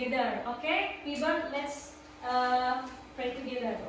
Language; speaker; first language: English; non-native, local second language; Indonesian